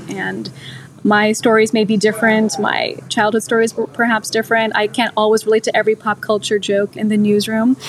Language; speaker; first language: English; native; English